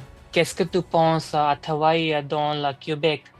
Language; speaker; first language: French; non-native, learner; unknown